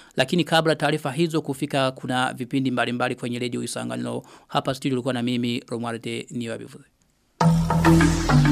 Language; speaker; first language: Swahili; non-native, local second language; Rundi